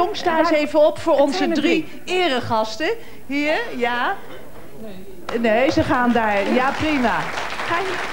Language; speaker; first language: Dutch; native; Dutch